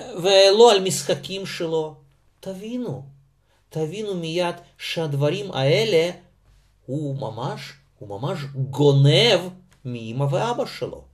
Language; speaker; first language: Hebrew; non-native, fluent; Russian